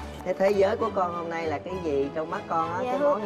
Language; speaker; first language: Vietnamese; native; Vietnamese